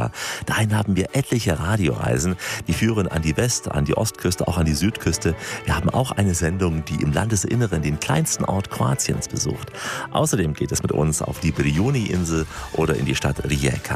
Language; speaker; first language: German; native; German